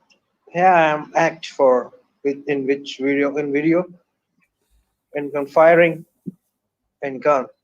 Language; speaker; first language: English; non-native, learner; Punjabi